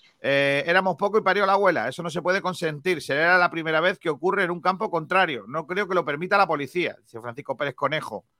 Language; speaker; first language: Spanish; native; Spanish